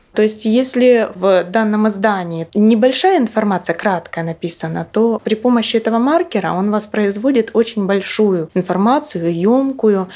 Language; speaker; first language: Russian; native; Russian